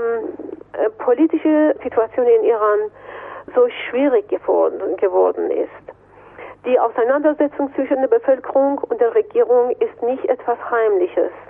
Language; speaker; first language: German; non-native, fluent; Persian